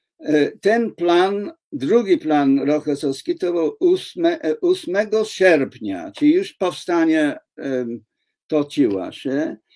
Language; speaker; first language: Polish; non-native, fluent; English